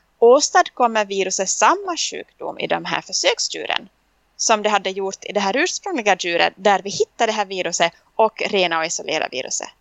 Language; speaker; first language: Swedish; native; Swedish